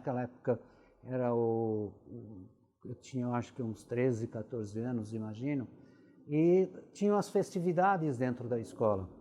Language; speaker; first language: Portuguese; early bilingual, other home language; Italian